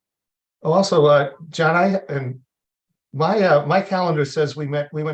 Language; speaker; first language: English; native; English